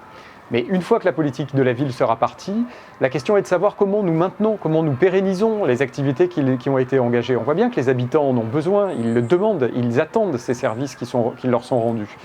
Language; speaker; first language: French; native; French